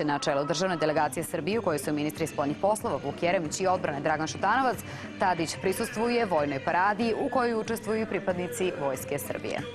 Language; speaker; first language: Serbian; native; Serbian